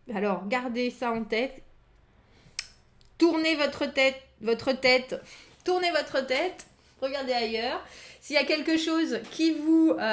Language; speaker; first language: French; native; French